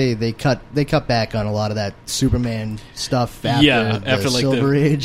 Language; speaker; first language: English; native; English